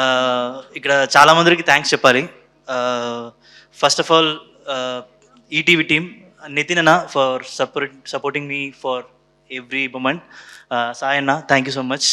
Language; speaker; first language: Telugu; non-native, local second language; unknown